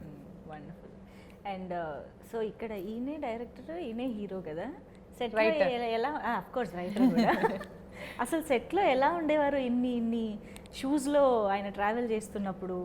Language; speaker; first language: Telugu; native; Telugu